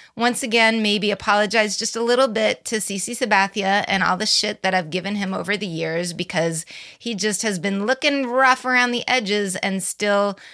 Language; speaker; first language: English; native; English